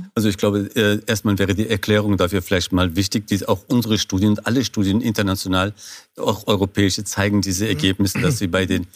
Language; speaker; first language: German; non-native, fluent; Kurdish